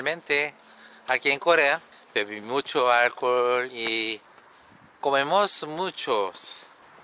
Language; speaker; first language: Spanish; non-native, learner; Korean